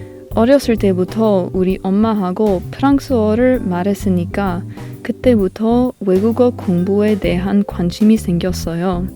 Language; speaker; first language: Korean; non-native, learner; English